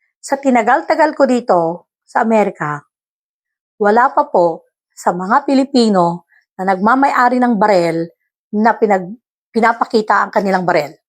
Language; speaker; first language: Filipino; non-native, local second language; Iloko